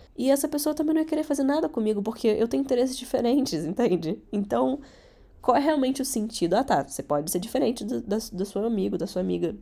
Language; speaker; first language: Portuguese; early bilingual, other home language; Catalan